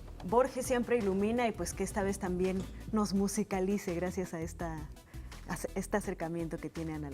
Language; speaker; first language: Spanish; native; Spanish